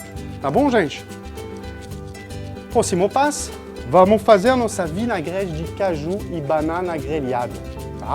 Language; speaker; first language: Portuguese; non-native, fluent; French